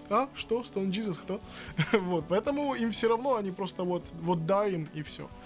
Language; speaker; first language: Russian; native; Russian